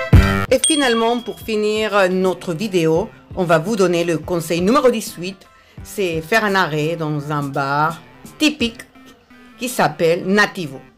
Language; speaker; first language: French; non-native, fluent; Spanish